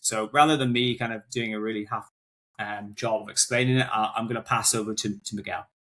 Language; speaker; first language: English; native; English